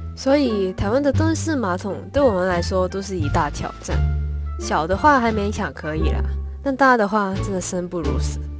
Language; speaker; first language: Chinese; non-native, local second language; Cantonese